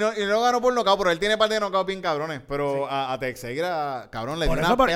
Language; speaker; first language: Spanish; native; Spanish